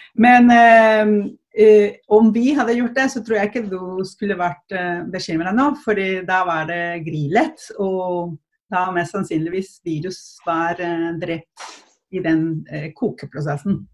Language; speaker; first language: Norwegian; non-native, fluent; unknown